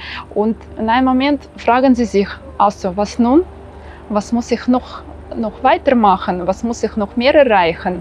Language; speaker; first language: German; non-native, fluent; Russian